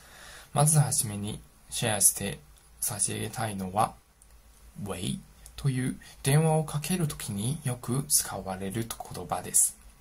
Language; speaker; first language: Japanese; non-native, fluent; Chinese